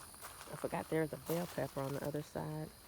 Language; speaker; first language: English; native; English